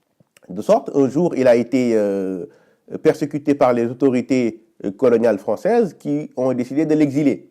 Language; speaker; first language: French; native; French